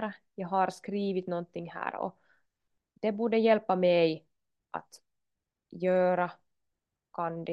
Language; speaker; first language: Swedish; non-native, local second language; Finnish